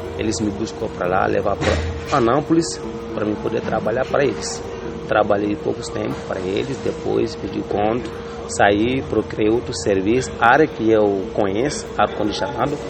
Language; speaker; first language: Portuguese; non-native, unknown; Wolof